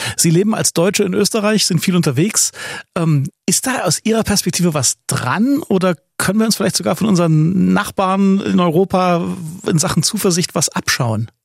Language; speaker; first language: German; native; German